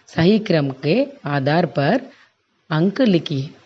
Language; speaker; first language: Hindi; non-native, local second language; Telugu